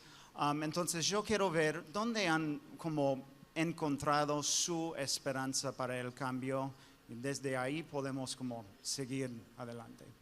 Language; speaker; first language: Spanish; non-native, fluent; English